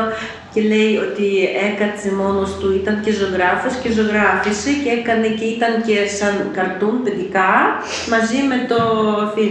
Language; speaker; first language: Greek; non-native, fluent; Ukrainian